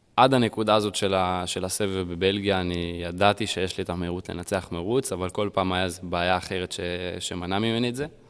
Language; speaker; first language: Hebrew; early bilingual, heritage; Hebrew